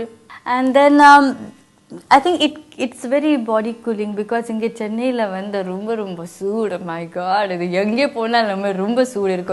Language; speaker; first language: Tamil; non-native, learner; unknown